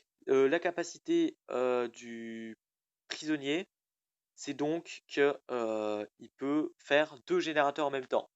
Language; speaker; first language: French; native; French